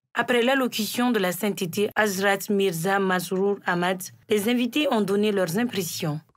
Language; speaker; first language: French; non-native, local second language; Bambara